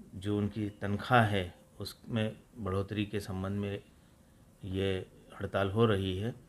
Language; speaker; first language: Hindi; native; Hindi